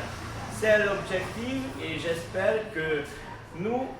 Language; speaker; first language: French; non-native, learner; Hungarian